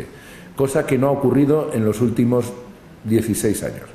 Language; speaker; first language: Spanish; native; Spanish